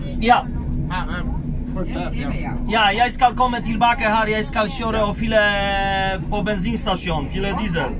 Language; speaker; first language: Norwegian; non-native, learner; Polish